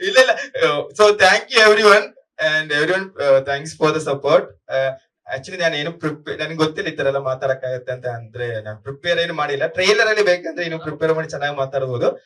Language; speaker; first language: Kannada; non-native, fluent; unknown